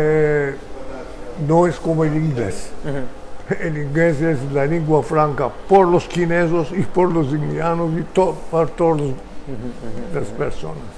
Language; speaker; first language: Spanish; early bilingual, heritage; Ladino